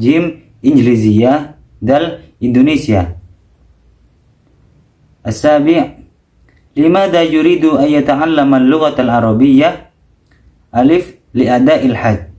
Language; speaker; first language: Arabic; non-native, learner; Indonesian